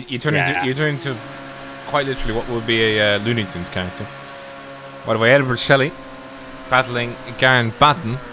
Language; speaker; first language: English; native; English